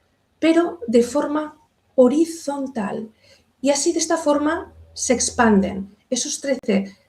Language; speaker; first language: Spanish; native; Spanish